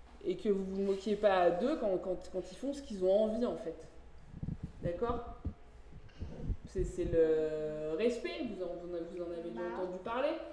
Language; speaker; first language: French; native; French